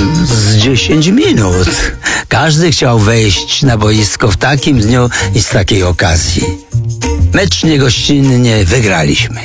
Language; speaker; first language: Polish; native; Polish